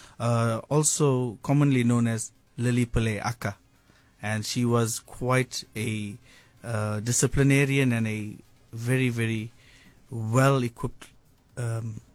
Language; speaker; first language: English; native; English